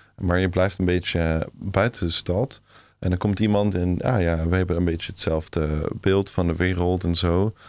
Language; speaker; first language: Dutch; non-native, fluent; Swiss German